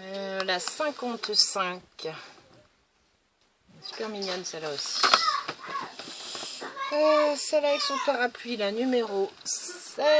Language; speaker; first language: French; native; French